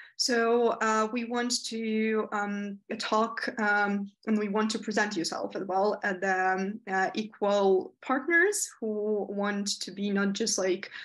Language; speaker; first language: English; non-native, fluent; Ukrainian